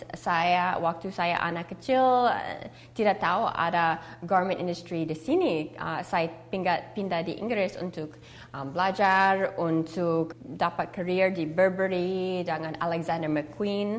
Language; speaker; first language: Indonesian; early bilingual, heritage; English